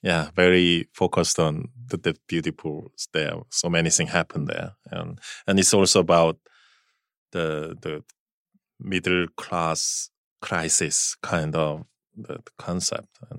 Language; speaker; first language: English; non-native, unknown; Korean